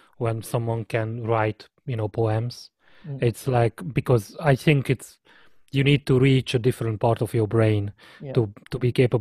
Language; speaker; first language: English; non-native, fluent; Hungarian